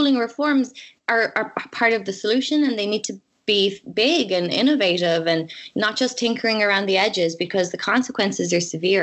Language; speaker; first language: English; native; English